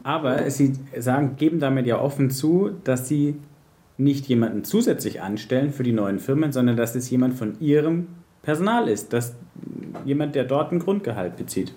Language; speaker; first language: German; native; German